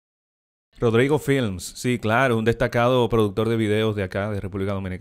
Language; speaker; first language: Spanish; native; Spanish